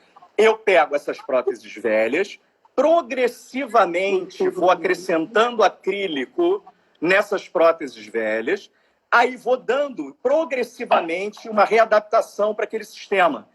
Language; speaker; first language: Portuguese; native; Portuguese